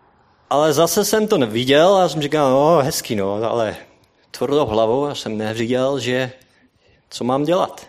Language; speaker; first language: Czech; non-native, learner; Dutch